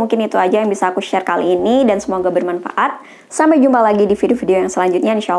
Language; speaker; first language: Indonesian; native; Indonesian